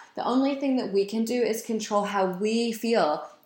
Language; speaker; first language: English; native; English